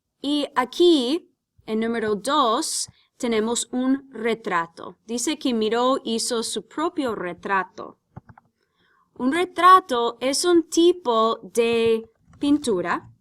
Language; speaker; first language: Spanish; non-native, fluent; English